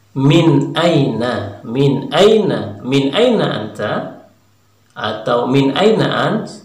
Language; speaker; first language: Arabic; non-native, fluent; Indonesian